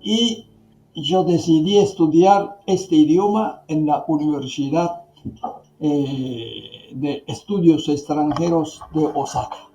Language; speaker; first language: Spanish; non-native, fluent; Japanese